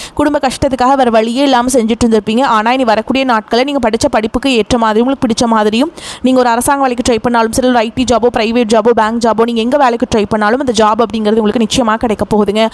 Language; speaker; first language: Tamil; native; Tamil